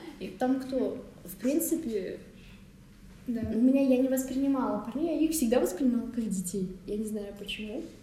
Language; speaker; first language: Russian; native; Russian